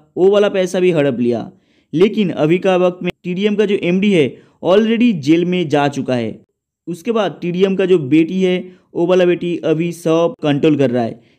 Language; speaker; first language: Hindi; non-native, local second language; Bangla